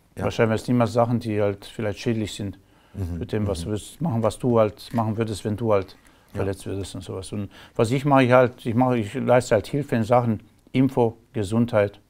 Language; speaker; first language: German; non-native, fluent; Romanian